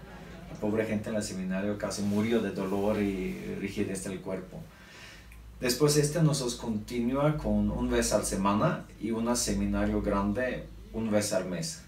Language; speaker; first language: Spanish; non-native, learner; Norwegian